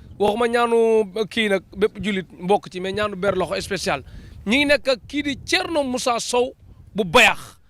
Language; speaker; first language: Wolof; native; Wolof